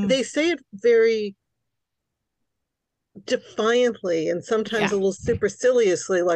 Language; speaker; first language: English; early bilingual, other home language; Hungarian